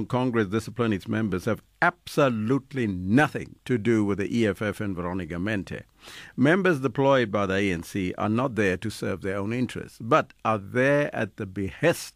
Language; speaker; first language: English; non-native, local second language; Tswana